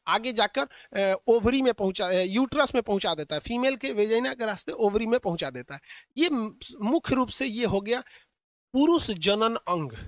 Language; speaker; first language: Hindi; native; Hindi